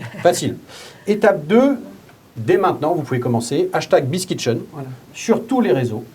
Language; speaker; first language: French; native; French